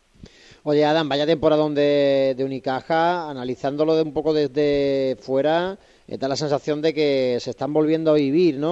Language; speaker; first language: Spanish; native; Spanish